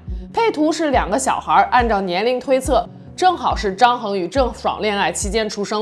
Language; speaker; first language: Chinese; native; Chinese